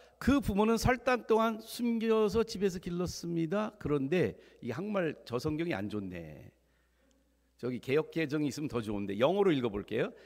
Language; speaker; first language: Korean; early bilingual, heritage; Korean